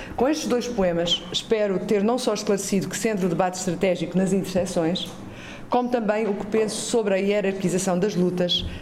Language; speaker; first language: Portuguese; native; Portuguese